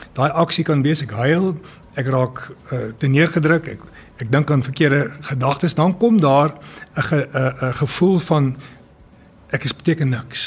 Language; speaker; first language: Afrikaans; early bilingual, other home language; English